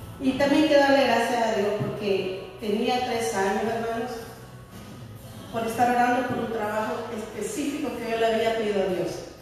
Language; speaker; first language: Spanish; native; Spanish